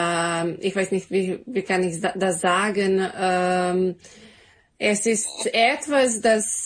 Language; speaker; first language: German; non-native, learner; Serbian